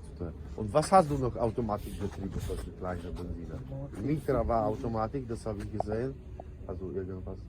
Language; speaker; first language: German; non-native, learner; Polish